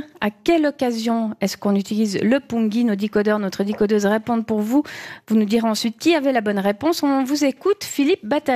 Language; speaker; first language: French; native; French